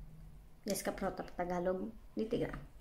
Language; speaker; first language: Swedish; non-native, learner; Filipino